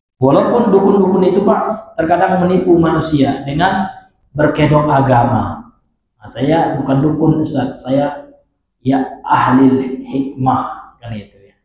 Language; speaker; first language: Indonesian; non-native, local second language; Minangkabau